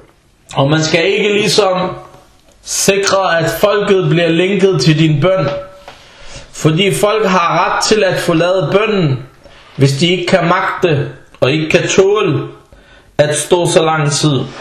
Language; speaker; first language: Danish; non-native, fluent; Arabic